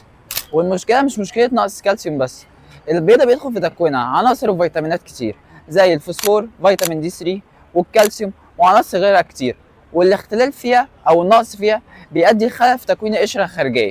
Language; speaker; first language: Arabic; native; Arabic